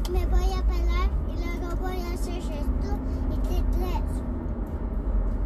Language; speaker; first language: Spanish; early bilingual, other home language; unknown